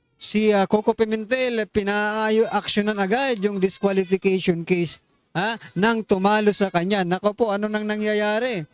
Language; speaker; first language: Filipino; non-native, local second language; Waray